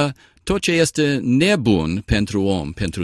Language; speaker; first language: Romanian; early bilingual, heritage; Romanian